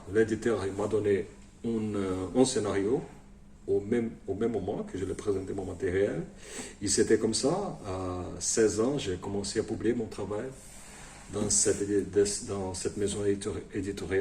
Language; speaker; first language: French; non-native, fluent; Portuguese